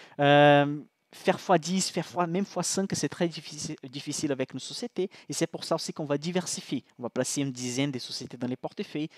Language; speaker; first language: French; non-native, fluent; Portuguese